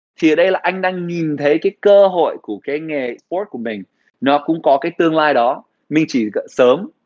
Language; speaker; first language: Vietnamese; early bilingual, heritage; Vietnamese